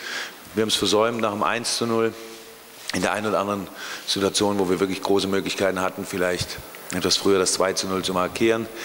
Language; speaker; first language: German; native; German